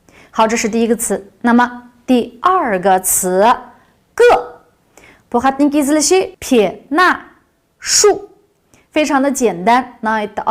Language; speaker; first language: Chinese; non-native, local second language; Uyghur